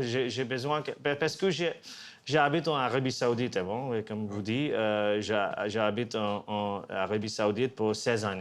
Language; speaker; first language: French; non-native, learner; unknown